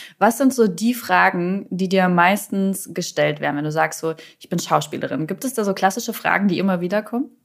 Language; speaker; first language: German; native; German